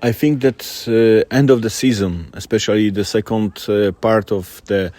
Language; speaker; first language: English; non-native, fluent; Polish